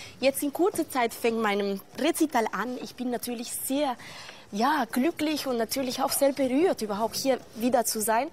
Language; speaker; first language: German; non-native, fluent; Spanish